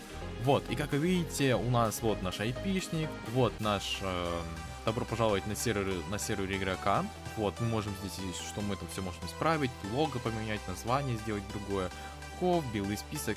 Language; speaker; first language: Russian; native; Russian